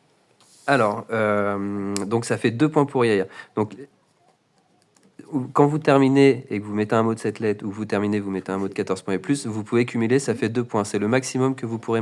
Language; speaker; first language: French; native; French